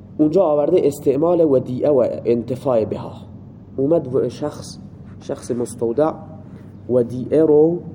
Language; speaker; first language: Persian; non-native, local second language; Baluchi